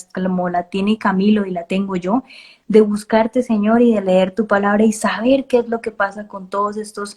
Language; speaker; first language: Spanish; native; Spanish